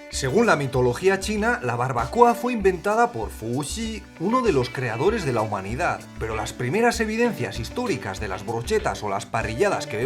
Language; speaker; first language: Spanish; native; Spanish